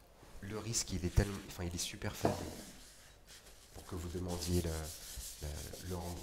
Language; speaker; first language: French; native; French